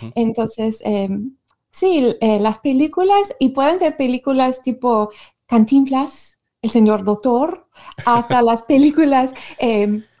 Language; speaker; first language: Spanish; non-native, fluent; English